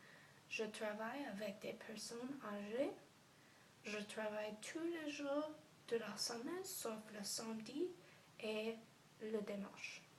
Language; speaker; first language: French; non-native, learner; English